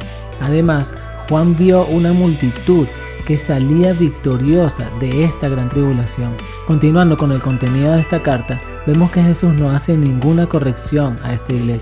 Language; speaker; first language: Spanish; native; Spanish